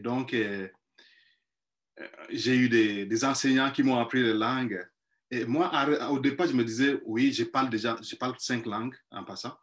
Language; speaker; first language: French; non-native, fluent; Igbo